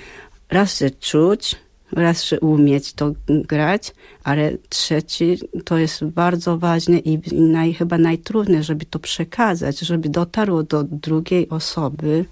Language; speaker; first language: Polish; non-native, fluent; Japanese